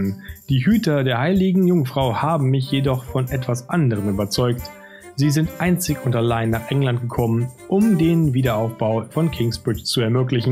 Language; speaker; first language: German; native; German